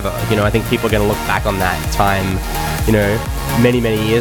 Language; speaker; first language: English; native; English